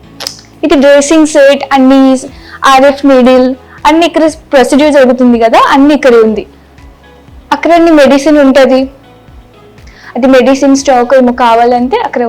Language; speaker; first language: Telugu; non-native, local second language; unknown